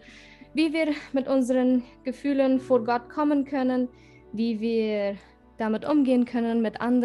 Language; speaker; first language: German; early bilingual, heritage; German